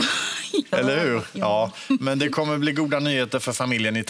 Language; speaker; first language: Swedish; native; Swedish